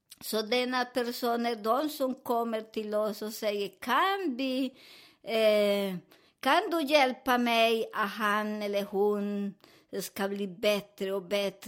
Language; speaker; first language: Swedish; non-native, fluent; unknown